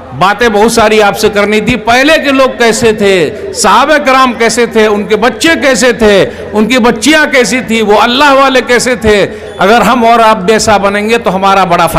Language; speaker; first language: Hindi; native; Hindi